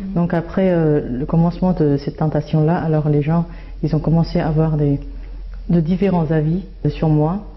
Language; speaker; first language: French; non-native, fluent; Chinese